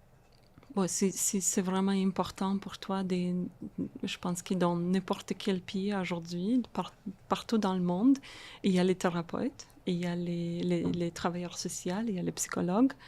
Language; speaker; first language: French; non-native, fluent; Russian